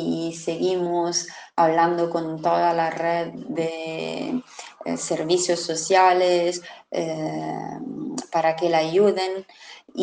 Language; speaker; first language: Spanish; non-native, fluent; Italian